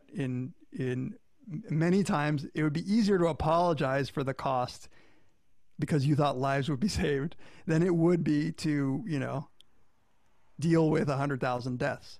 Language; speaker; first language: English; native; English